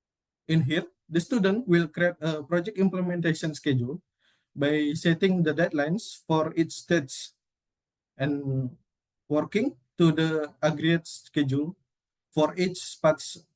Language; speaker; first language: English; non-native, learner; Indonesian